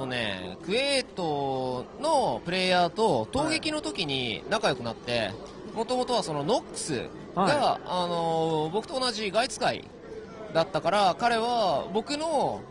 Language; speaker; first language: Japanese; native; Japanese